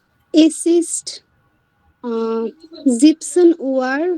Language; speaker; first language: German; non-native, learner; Bangla